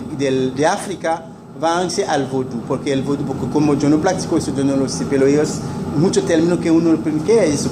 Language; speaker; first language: Spanish; non-native, fluent; Haitian Creole